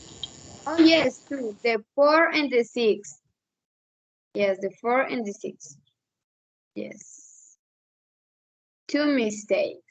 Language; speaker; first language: English; non-native, learner; Spanish